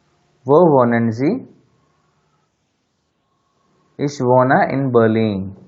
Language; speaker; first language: German; non-native, fluent; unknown